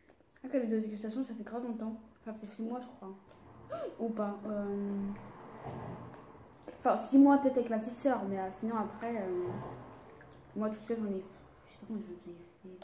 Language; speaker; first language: French; native; French